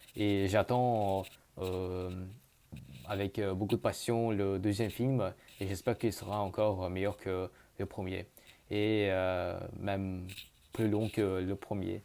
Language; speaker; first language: French; early bilingual, other home language; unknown